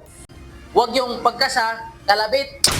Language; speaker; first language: Filipino; native; Filipino